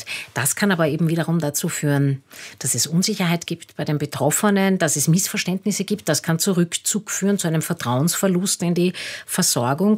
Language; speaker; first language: German; native; German